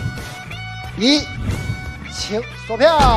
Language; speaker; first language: Chinese; native; Chinese